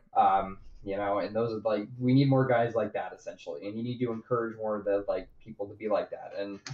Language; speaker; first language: English; native; English